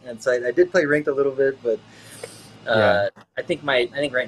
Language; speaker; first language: English; native; English